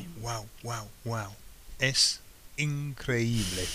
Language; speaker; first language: Spanish; non-native, fluent; English